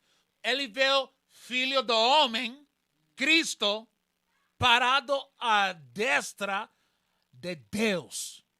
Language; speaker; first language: Portuguese; non-native, learner; Spanish